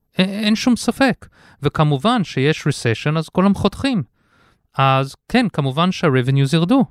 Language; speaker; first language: Hebrew; early bilingual, heritage; Hebrew